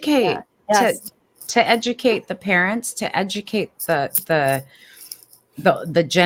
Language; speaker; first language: English; native; English